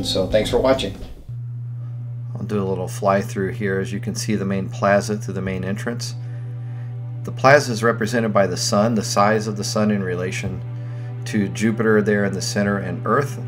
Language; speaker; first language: English; native; English